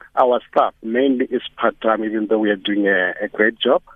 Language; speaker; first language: English; non-native, local second language; Northern Sotho